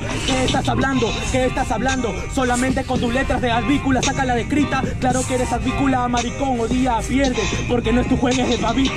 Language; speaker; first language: Spanish; native; Spanish